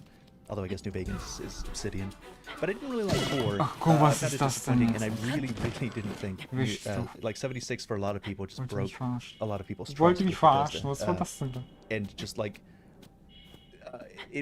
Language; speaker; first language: English; native; English